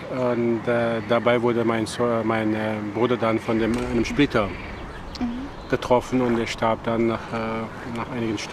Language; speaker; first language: German; non-native, fluent; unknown